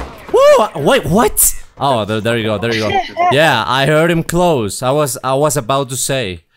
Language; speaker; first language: English; non-native, fluent; Spanish